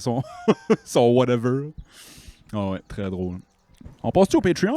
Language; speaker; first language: French; native; French